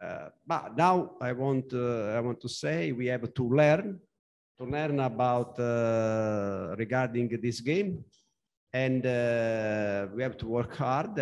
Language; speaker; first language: English; non-native, learner; Italian